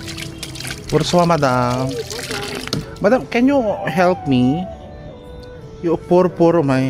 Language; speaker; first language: English; non-native, local second language; Filipino